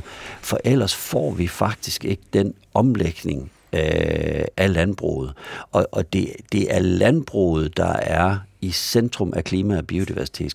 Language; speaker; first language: Danish; native; Danish